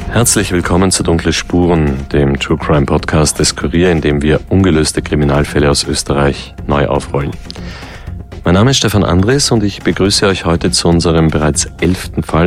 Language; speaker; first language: German; native; German